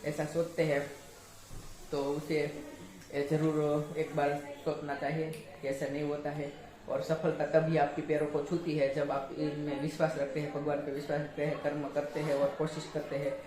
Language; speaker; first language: Hindi; non-native, local second language; Gujarati